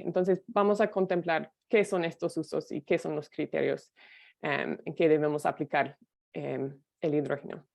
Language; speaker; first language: Spanish; non-native, fluent; English